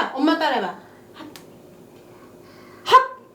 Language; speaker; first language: Korean; native; Korean